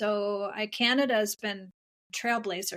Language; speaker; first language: English; native; English